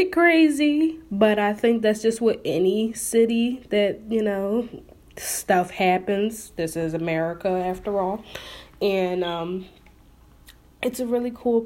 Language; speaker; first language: English; native; English